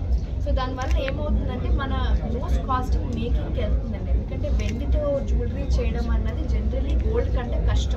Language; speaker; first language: Telugu; native; Telugu